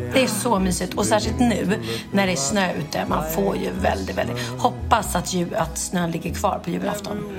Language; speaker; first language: Swedish; native; Swedish